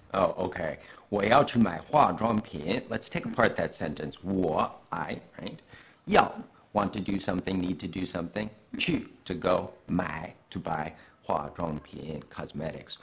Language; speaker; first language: English; native; English